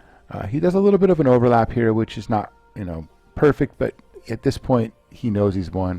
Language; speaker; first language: English; native; English